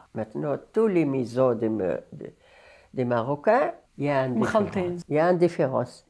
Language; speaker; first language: French; non-native, learner; Arabic